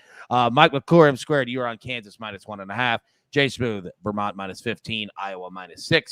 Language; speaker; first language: English; native; English